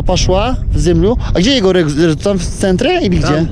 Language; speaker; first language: Russian; non-native, learner; Polish